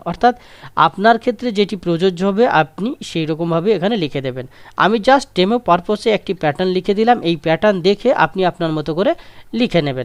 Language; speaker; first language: Bangla; native; Bangla